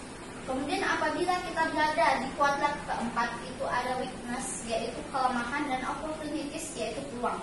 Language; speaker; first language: Indonesian; native; Indonesian